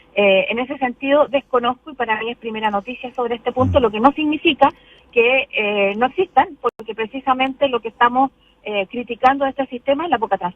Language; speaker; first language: Spanish; native; Spanish